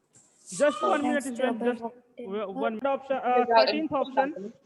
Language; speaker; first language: English; non-native, local second language; Hindi